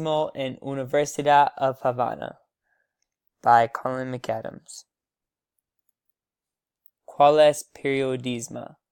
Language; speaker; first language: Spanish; non-native, learner; English